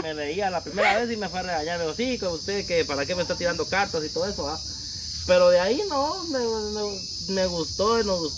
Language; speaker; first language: Spanish; native; Spanish